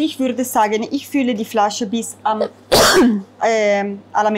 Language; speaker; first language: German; non-native, fluent; Italian